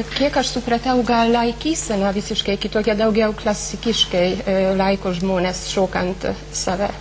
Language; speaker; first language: Lithuanian; non-native, fluent; Hungarian